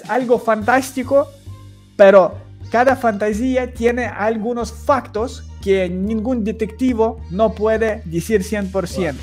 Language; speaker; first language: Spanish; non-native, learner; Ukrainian